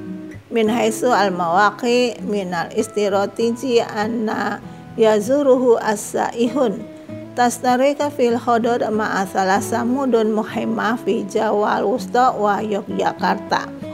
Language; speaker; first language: Arabic; non-native, fluent; Indonesian